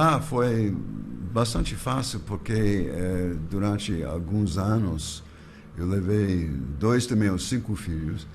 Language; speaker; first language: Portuguese; non-native, fluent; English